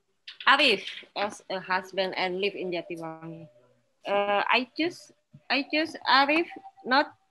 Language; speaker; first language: English; non-native, learner; Indonesian